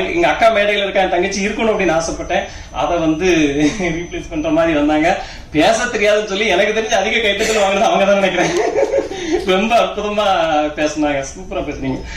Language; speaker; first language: Tamil; native; Tamil